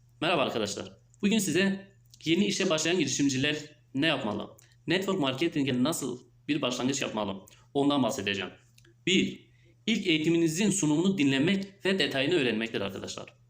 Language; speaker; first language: Turkish; native; Turkish